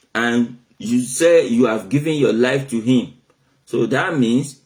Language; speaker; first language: English; non-native, local second language; Yoruba